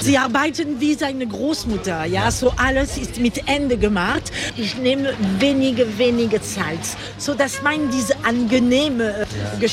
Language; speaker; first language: German; non-native, learner; French